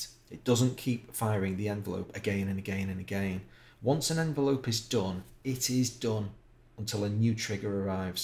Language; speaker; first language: English; native; English